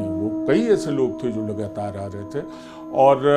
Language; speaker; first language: Hindi; native; Hindi